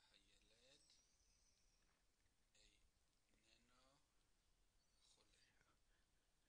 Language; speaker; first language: Hebrew; non-native, learner; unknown